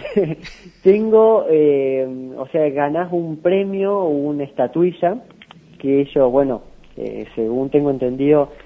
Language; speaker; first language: Spanish; native; Spanish